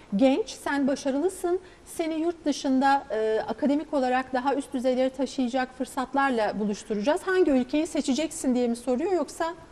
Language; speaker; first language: Turkish; native; Turkish